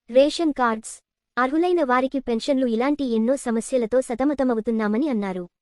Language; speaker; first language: Telugu; native; Telugu